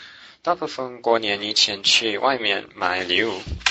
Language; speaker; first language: Chinese; non-native, learner; English